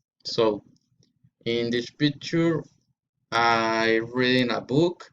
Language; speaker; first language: English; non-native, learner; Spanish